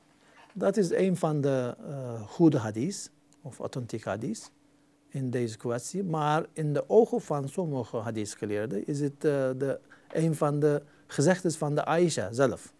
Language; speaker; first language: Dutch; non-native, fluent; Turkish